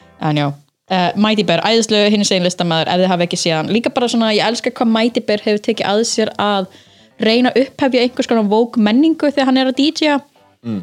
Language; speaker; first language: Icelandic; non-native, fluent; English